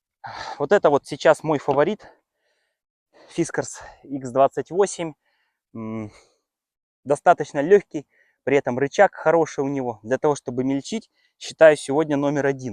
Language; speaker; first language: Russian; native; Russian